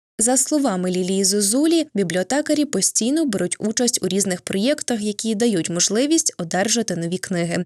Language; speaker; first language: Ukrainian; native; Ukrainian